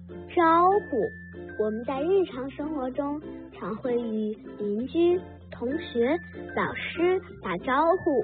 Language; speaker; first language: Chinese; native; Chinese